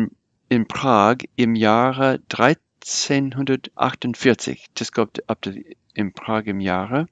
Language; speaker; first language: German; non-native, fluent; English